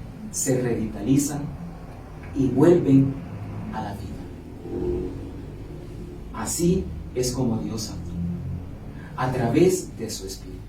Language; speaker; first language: Spanish; native; Spanish